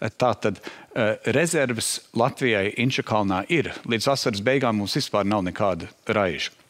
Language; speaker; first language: Latvian; native; Latvian